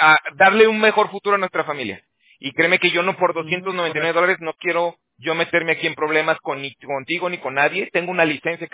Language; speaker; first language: Spanish; native; Spanish